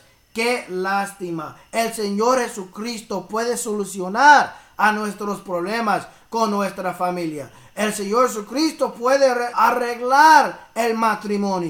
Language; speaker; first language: Spanish; early bilingual, heritage; English